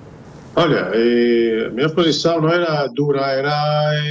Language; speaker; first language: Portuguese; non-native, fluent; Hebrew